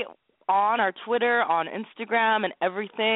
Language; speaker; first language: English; native; English